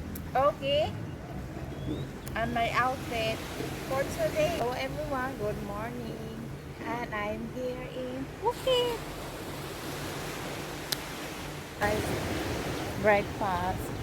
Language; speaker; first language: English; non-native, learner; Filipino